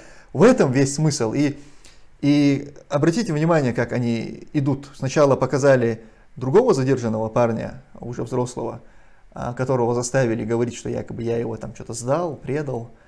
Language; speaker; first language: Russian; non-native, local second language; Chechen